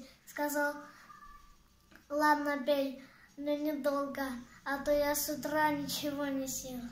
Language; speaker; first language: Russian; non-native, learner; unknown